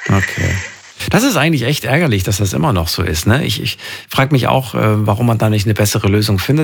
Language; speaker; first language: German; native; German